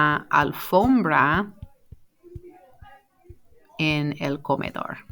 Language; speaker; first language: Spanish; non-native, fluent; English